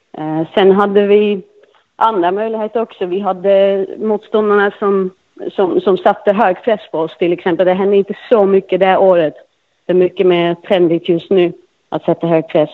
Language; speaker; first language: Swedish; non-native, fluent; Dutch